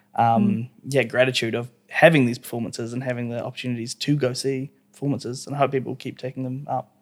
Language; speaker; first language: English; native; English